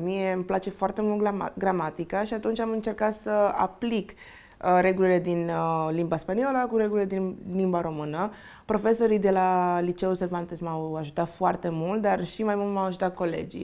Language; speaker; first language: Romanian; non-native, fluent; Spanish